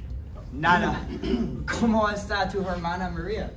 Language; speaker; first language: Spanish; non-native, learner; English